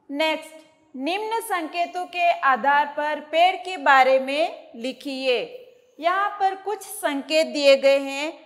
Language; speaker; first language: Hindi; native; Hindi